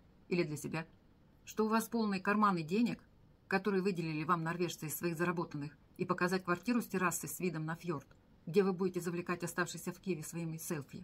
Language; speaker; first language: Russian; native; Russian